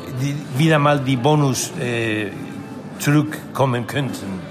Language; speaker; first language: German; non-native, fluent; Spanish